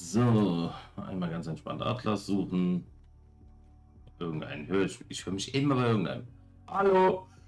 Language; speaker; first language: German; native; German